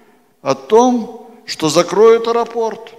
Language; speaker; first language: Polish; non-native, learner; Russian